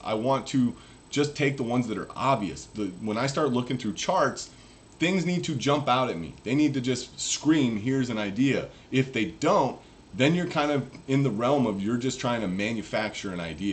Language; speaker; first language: English; native; English